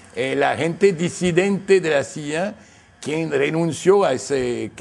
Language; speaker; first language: Spanish; non-native, fluent; English